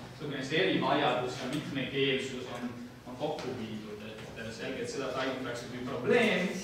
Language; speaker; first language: Estonian; non-native, fluent; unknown